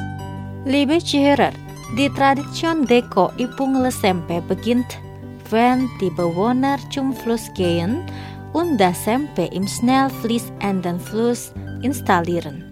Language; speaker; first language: German; non-native, fluent; Indonesian